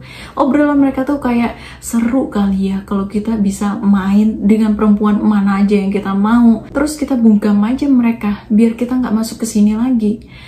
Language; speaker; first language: Indonesian; native; Indonesian